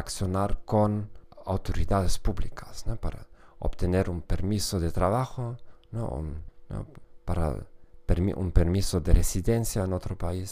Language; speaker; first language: Spanish; non-native, fluent; German